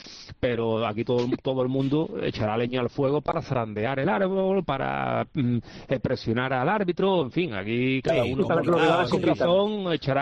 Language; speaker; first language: Spanish; native; Spanish